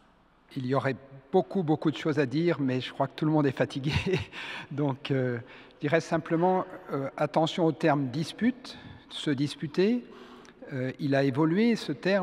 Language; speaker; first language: French; native; French